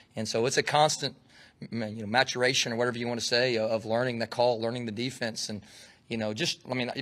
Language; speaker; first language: English; native; English